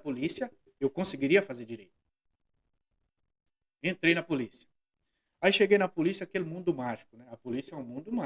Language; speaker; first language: Portuguese; native; Portuguese